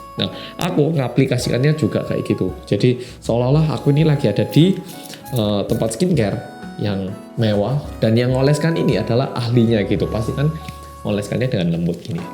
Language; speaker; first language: Indonesian; non-native, fluent; Korean